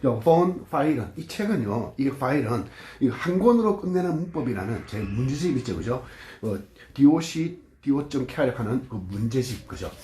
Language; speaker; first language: Korean; native; Korean